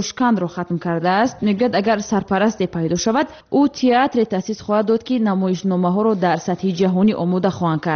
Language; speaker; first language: Tajik; native; Tajik